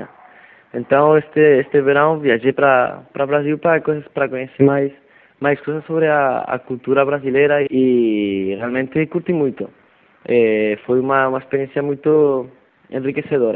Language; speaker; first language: Portuguese; non-native, fluent; Spanish